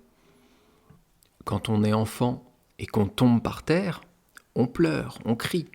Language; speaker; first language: French; native; French